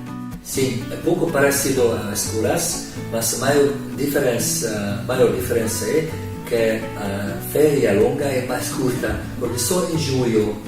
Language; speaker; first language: Portuguese; non-native, learner; Hungarian